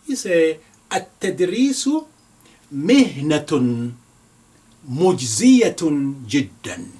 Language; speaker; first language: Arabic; non-native, fluent; Yoruba